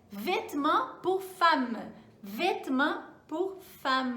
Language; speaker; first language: French; non-native, fluent; Portuguese